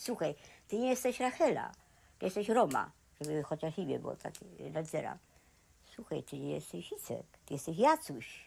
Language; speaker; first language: Polish; native; Polish